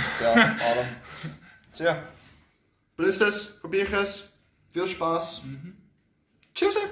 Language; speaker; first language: German; non-native, learner; English